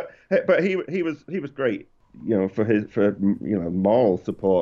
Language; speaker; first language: English; native; English